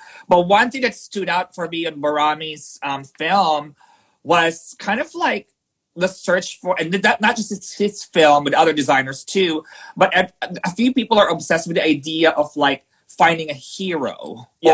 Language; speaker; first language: English; non-native, local second language; Filipino